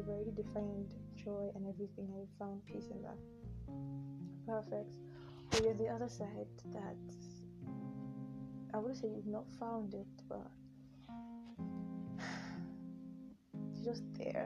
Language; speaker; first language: English; non-native, local second language; Yoruba